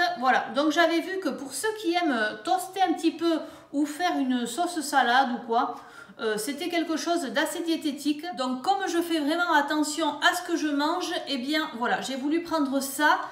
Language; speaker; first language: French; native; French